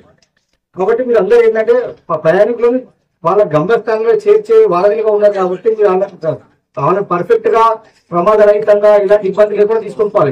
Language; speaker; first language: Telugu; native; Telugu